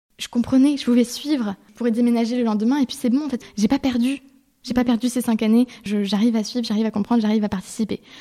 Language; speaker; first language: French; early bilingual, heritage; French